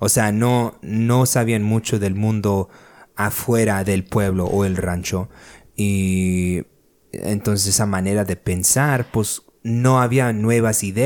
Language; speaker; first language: Spanish; early bilingual, other home language; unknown